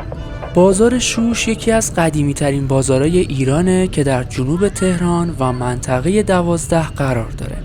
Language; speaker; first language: Persian; native; Persian